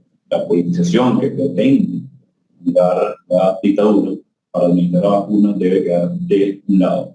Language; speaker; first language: Spanish; native; Spanish